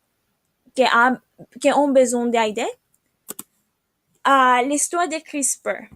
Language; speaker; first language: French; non-native, learner; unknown